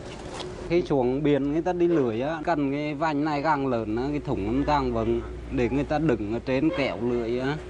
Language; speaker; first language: Vietnamese; native; Vietnamese